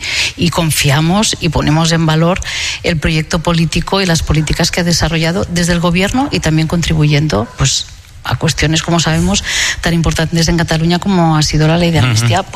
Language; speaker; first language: Spanish; non-native, local second language; Catalan